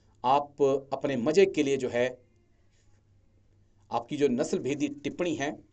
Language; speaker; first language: Hindi; native; Hindi